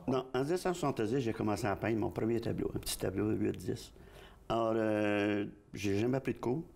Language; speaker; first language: French; native; French